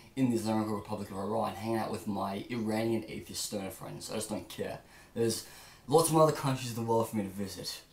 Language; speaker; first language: English; native; English